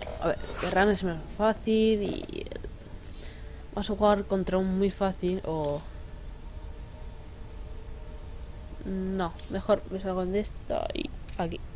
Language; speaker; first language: Spanish; native; Spanish